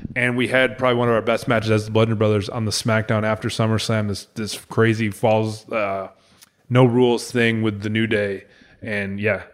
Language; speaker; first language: English; native; English